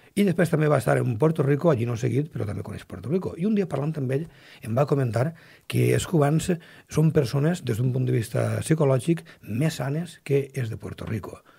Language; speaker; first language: Catalan; native; Catalan